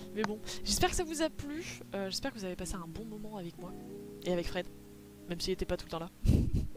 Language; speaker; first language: French; native; French